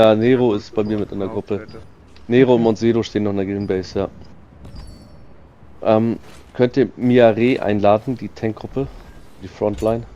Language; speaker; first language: German; native; German